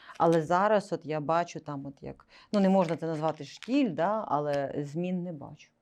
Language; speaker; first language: Ukrainian; non-native, local second language; Russian